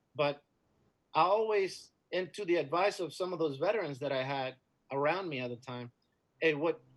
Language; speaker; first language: English; non-native, fluent; Spanish